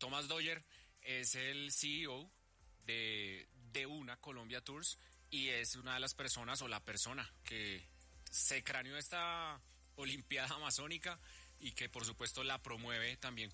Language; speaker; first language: Spanish; native; Spanish